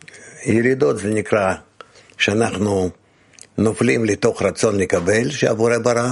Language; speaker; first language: Hebrew; non-native, fluent; Russian